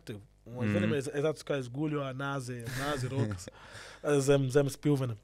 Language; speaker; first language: Latvian; non-native, learner; Portuguese